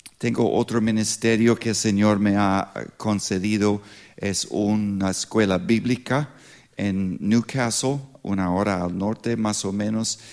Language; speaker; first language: Spanish; non-native, learner; English